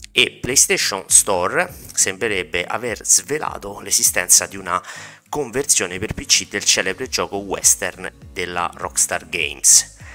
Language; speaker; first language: Italian; native; Italian